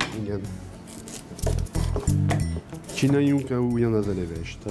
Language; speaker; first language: Hungarian; non-native, learner; French